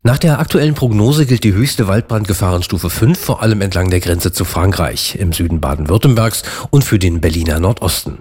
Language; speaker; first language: German; native; German